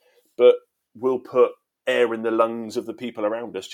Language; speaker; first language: English; native; English